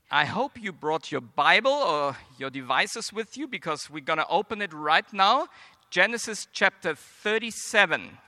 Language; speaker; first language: English; non-native, fluent; German